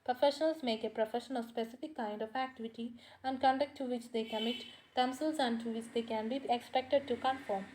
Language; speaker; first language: English; non-native, local second language; Malayalam